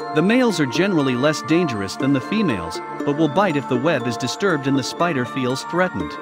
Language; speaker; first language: English; native; English